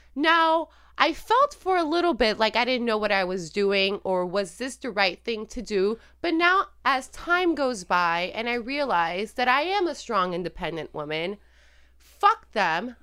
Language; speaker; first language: English; non-native, fluent; Spanish